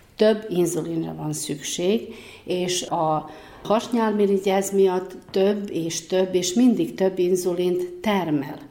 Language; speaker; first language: Hungarian; native; Hungarian